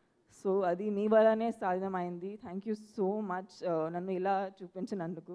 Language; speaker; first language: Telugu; non-native, fluent; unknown